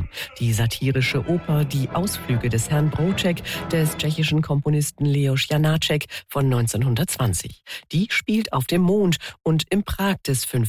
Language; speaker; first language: German; native; German